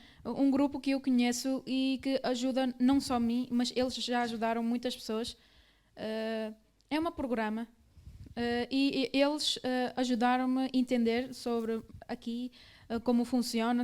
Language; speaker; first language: Portuguese; early bilingual, other home language; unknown